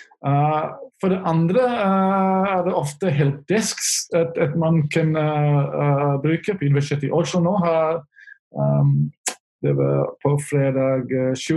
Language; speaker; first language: Norwegian; non-native, fluent; English